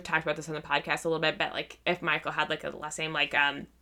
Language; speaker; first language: English; native; English